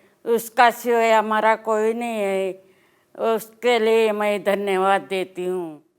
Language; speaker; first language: Hindi; non-native, local second language; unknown